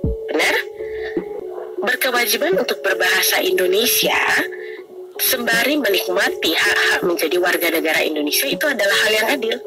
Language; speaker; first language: Indonesian; native; Indonesian